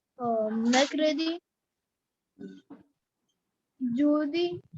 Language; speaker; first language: French; non-native, learner; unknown